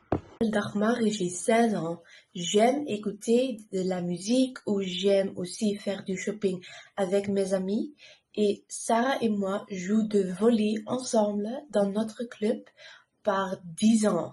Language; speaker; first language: French; non-native, learner; Dutch